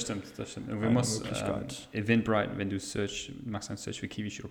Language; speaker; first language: German; non-native, fluent; English